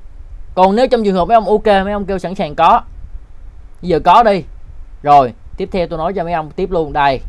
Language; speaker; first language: Vietnamese; native; Vietnamese